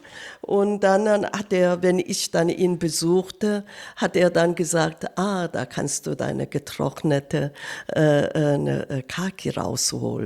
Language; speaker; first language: German; non-native, fluent; Korean